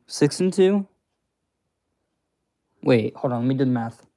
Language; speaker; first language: English; native; English